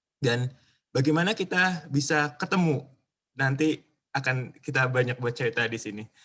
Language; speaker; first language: Indonesian; native; Indonesian